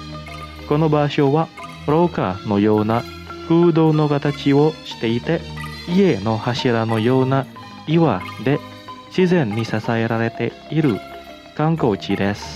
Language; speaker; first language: Japanese; non-native, fluent; Indonesian